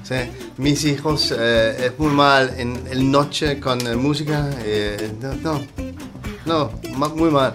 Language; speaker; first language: Spanish; non-native, learner; Danish